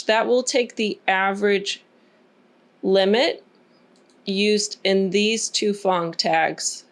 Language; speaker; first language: English; native; English